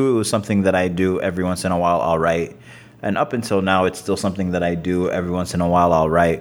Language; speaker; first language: English; native; English